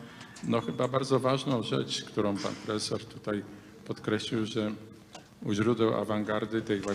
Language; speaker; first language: Polish; native; Polish